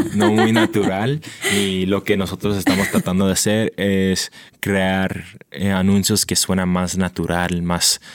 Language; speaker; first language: Spanish; early bilingual, heritage; Spanish